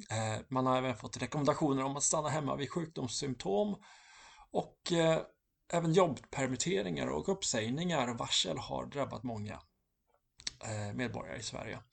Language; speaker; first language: Swedish; native; Swedish